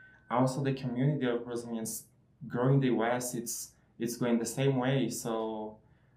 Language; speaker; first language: English; non-native, fluent; Portuguese